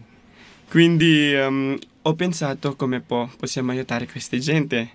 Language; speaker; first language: Italian; non-native, fluent; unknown